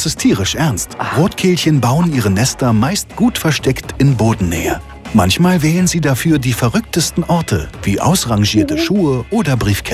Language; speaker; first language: German; native; German